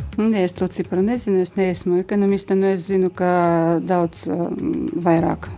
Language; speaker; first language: Latvian; non-native, local second language; Russian